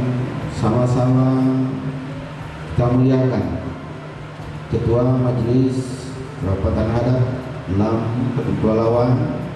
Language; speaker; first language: Indonesian; native; Indonesian